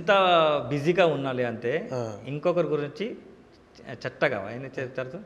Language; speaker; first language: Telugu; non-native, local second language; Kannada